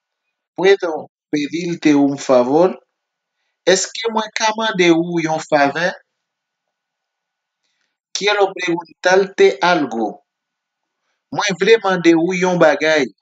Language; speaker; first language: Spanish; non-native, learner; Haitian Creole